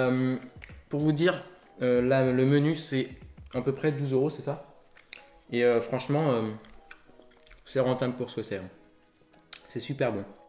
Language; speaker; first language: French; native; French